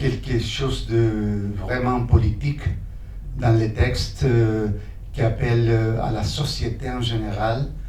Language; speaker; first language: French; non-native, fluent; Spanish